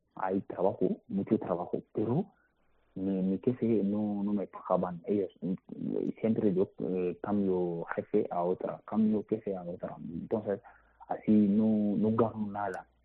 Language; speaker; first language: Spanish; non-native, learner; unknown